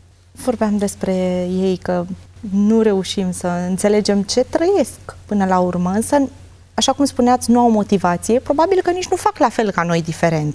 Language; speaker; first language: Romanian; native; Romanian